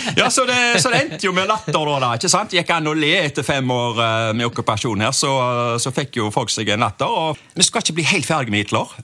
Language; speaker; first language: Norwegian; native; Norwegian